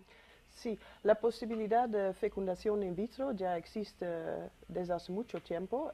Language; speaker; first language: Spanish; non-native, fluent; Dutch